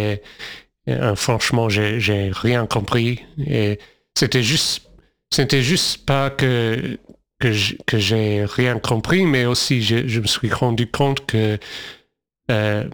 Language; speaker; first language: French; non-native, fluent; English